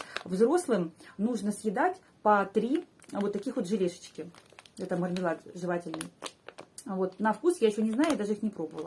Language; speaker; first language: Russian; native; Russian